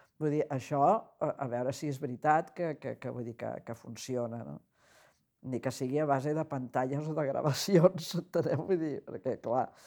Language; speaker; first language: Catalan; native; Catalan